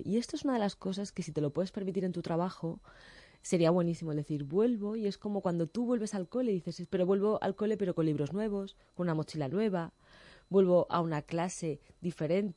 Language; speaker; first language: Spanish; native; Spanish